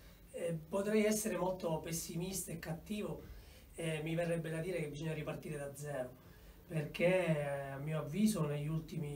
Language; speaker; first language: Italian; native; Italian